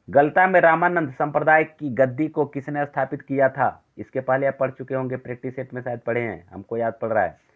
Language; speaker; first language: Hindi; native; Hindi